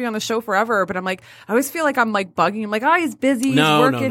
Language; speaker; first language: English; native; English